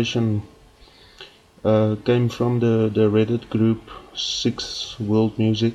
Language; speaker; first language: English; non-native, local second language; Afrikaans